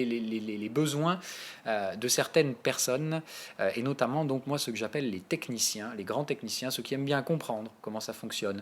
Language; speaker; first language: French; native; French